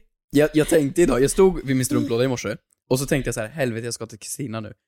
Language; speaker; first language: Swedish; native; Swedish